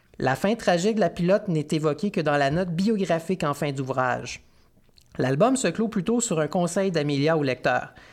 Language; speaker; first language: French; native; French